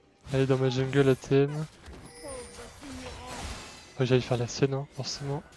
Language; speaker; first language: French; native; French